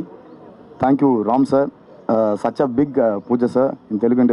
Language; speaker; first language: Telugu; non-native, learner; Tamil